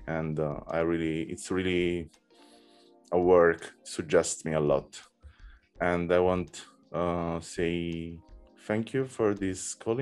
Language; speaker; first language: English; non-native, learner; Italian